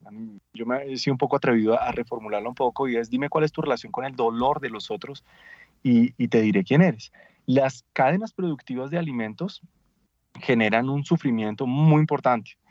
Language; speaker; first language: Spanish; native; Spanish